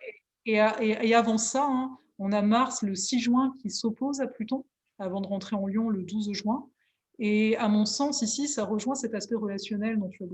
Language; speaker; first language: French; native; French